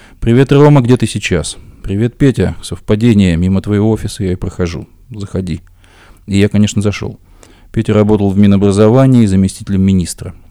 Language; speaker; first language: Russian; native; Russian